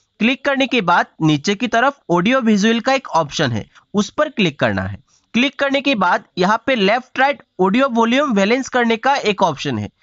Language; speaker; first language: Hindi; non-native, local second language; Bangla